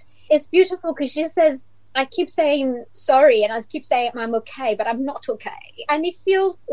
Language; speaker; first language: English; non-native, fluent; Italian